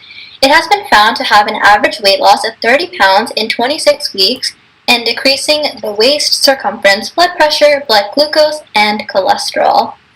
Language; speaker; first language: English; native; English